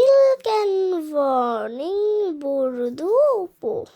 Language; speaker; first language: Swedish; non-native, fluent; Bangla